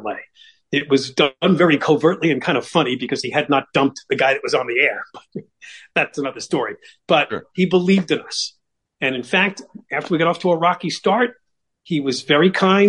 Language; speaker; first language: English; native; English